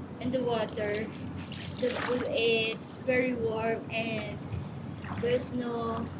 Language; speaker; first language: English; non-native, local second language; Filipino